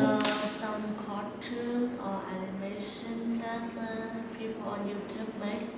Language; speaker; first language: English; non-native, learner; Vietnamese